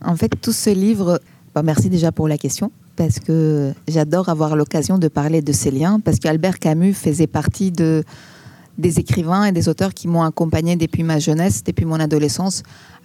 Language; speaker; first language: French; non-native, fluent; Greek